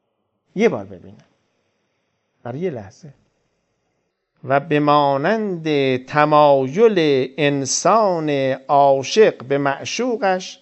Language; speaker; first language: Persian; native; Persian